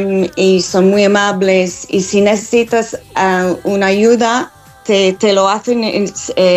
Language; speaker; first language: Spanish; non-native, fluent; English